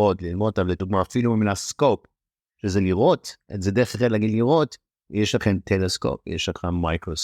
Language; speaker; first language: Hebrew; native; Hebrew